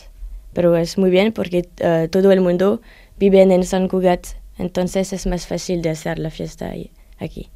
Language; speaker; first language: Spanish; non-native, learner; French